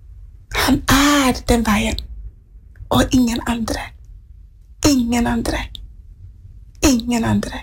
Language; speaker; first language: Norwegian; non-native, fluent; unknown